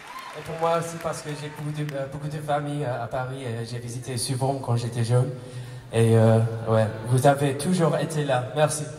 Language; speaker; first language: French; non-native, fluent; English